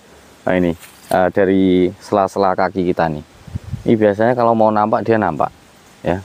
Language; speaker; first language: Indonesian; native; Indonesian